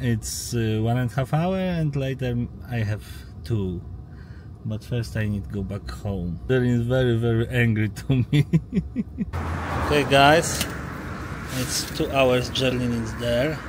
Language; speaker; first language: English; non-native, learner; Polish